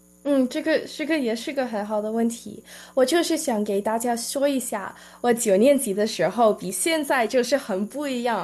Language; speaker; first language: Chinese; early bilingual, heritage; Chinese